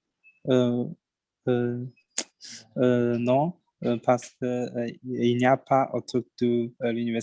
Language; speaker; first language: French; non-native, learner; Chinese